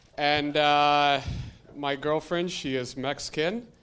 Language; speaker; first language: English; native; English